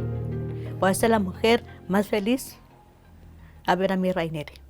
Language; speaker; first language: Spanish; native; Spanish